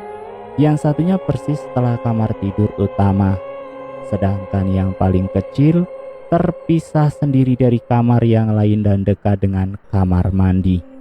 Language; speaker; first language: Indonesian; native; Indonesian